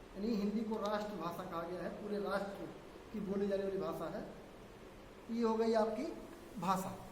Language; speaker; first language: Hindi; native; Hindi